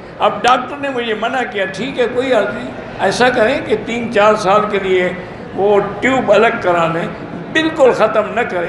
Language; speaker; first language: Urdu; early bilingual, heritage; Urdu